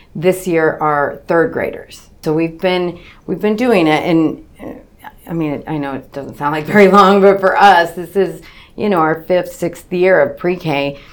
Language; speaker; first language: English; early bilingual, other home language; Spanish